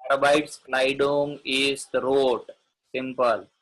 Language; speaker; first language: German; non-native, learner; Gujarati